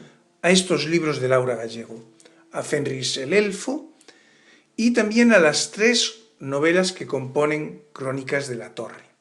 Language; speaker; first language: Spanish; native; Spanish